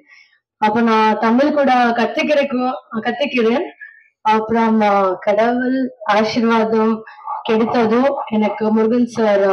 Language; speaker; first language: Tamil; non-native, learner; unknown